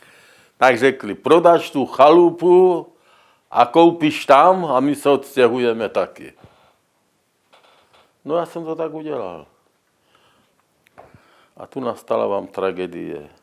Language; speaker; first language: Czech; non-native, local second language; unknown